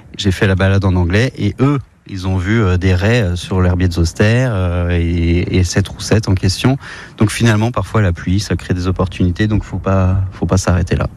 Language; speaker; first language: French; native; French